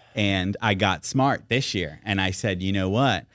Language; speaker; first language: English; native; English